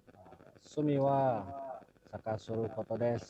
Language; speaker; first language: Japanese; non-native, learner; Indonesian